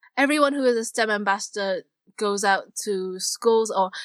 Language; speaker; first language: English; non-native, local second language; Cantonese